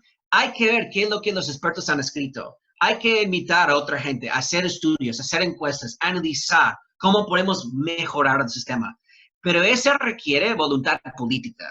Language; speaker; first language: Spanish; non-native, fluent; English